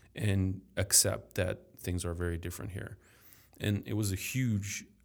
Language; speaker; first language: English; non-native, fluent; French